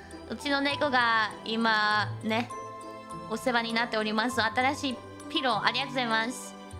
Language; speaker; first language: Japanese; non-native, fluent; German